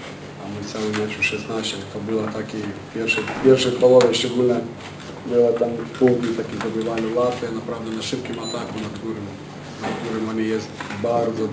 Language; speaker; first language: Polish; non-native, learner; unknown